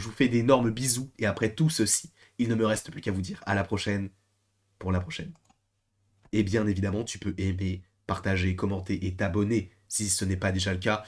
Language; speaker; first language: French; native; French